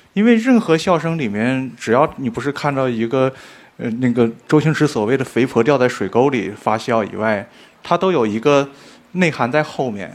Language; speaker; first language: Chinese; native; Chinese